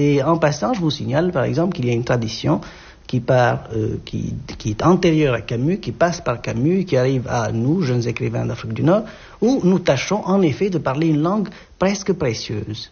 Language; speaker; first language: French; non-native, local second language; Arabic